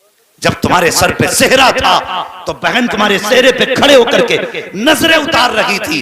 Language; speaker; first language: Hindi; native; Hindi